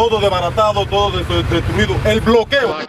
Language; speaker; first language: Spanish; native; Spanish